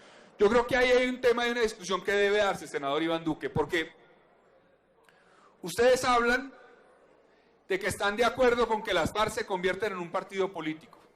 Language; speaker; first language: Spanish; native; Spanish